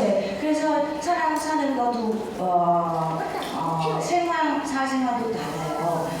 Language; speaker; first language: Korean; non-native, learner; Vietnamese